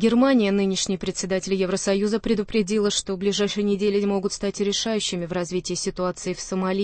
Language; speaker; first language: Russian; native; Russian